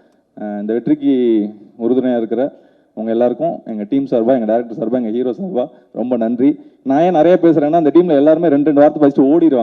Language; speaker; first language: Tamil; native; Tamil